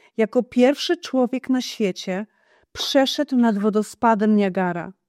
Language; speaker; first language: Polish; non-native, fluent; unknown